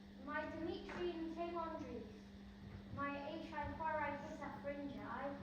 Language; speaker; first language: Welsh; non-native, local second language; English